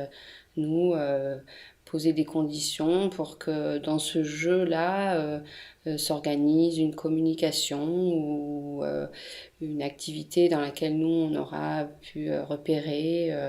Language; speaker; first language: French; native; French